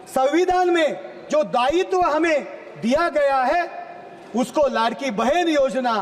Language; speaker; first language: Hindi; non-native, local second language; Marathi